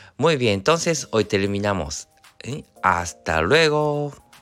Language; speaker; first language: Spanish; non-native, learner; Japanese